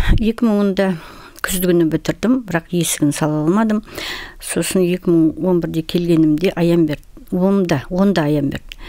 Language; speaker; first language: Kazakh; non-native, local second language; Russian